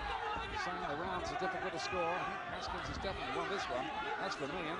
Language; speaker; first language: English; native; English